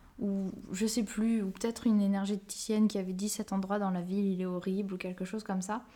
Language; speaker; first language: French; native; French